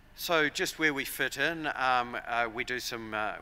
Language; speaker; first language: English; native; English